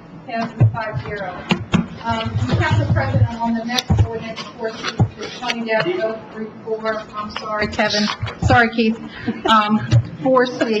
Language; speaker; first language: English; native; English